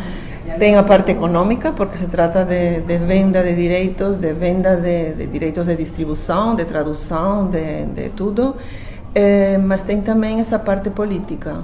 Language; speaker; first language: Portuguese; non-native, fluent; Spanish